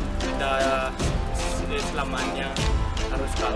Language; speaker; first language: Indonesian; non-native, learner; Malagasy